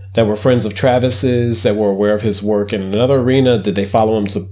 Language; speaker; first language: English; native; English